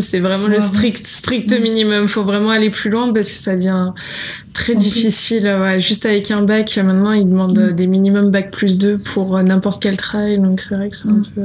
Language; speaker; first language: French; native; French